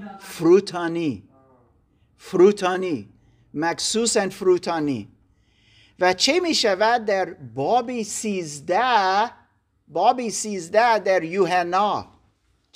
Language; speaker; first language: Persian; non-native, learner; German